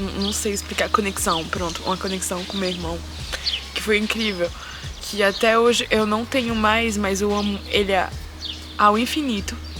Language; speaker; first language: Portuguese; early bilingual, heritage; Portuguese